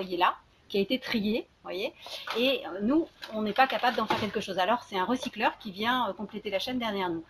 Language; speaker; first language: French; native; French